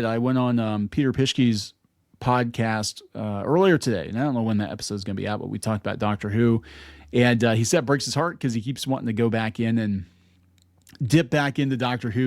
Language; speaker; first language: English; native; English